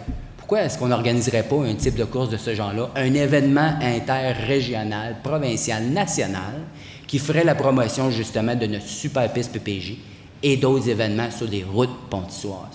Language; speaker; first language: French; native; French